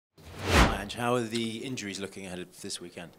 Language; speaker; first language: English; native; English